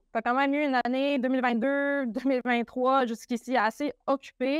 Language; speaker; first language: French; native; French